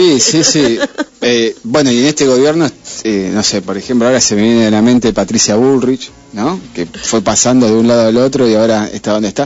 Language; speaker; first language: Spanish; native; Spanish